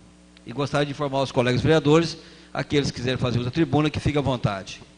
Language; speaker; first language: Portuguese; native; Portuguese